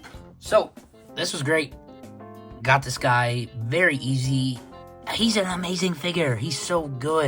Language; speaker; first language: English; native; English